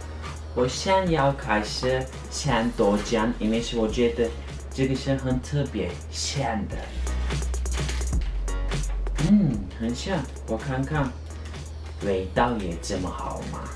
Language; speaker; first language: Chinese; non-native, learner; Turkish